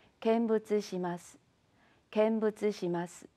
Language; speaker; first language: Japanese; non-native, fluent; Chinese